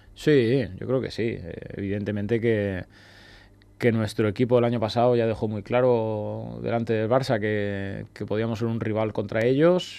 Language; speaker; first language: Spanish; native; Spanish